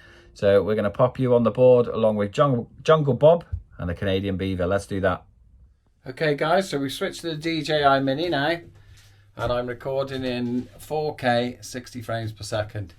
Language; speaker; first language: English; native; English